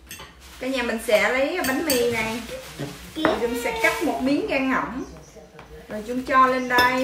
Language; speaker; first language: Vietnamese; native; Vietnamese